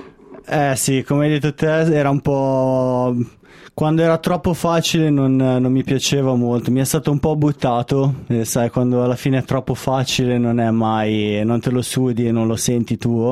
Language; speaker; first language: Italian; native; Italian